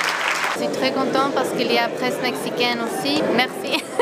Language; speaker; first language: French; non-native, learner; Spanish